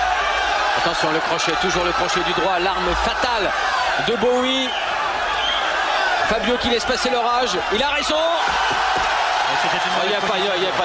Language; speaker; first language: French; native; French